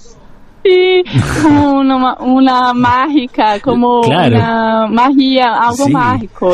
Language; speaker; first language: Spanish; non-native, learner; Portuguese